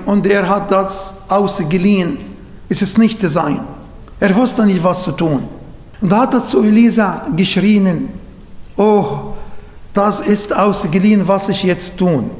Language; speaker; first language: German; non-native, fluent; Arabic